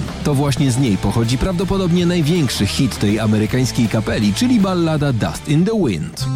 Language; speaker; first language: Polish; native; Polish